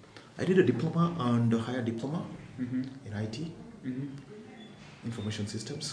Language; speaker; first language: English; non-native, local second language; Luo (Kenya and Tanzania)